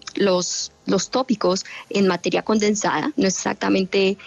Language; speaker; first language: Spanish; native; Spanish